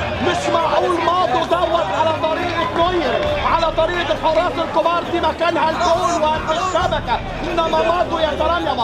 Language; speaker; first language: Arabic; native; Arabic